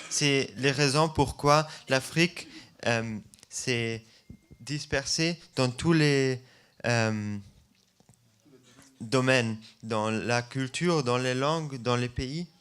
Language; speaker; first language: French; non-native, fluent; German